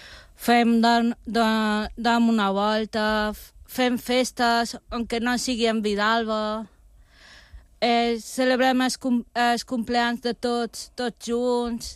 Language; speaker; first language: Catalan; non-native, local second language; Spanish